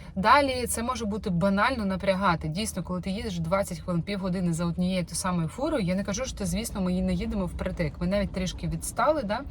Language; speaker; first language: Ukrainian; non-native, local second language; Russian